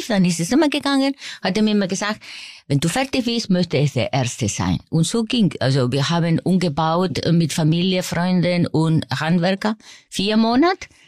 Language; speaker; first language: German; non-native, fluent; Spanish